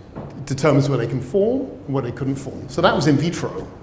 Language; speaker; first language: English; native; English